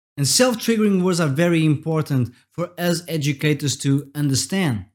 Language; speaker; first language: English; non-native, fluent; Portuguese